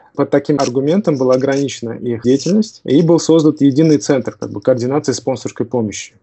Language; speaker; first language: Russian; non-native, local second language; Tajik